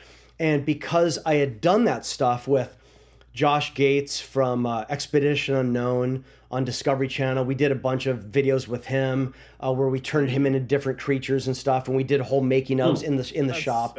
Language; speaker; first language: English; native; English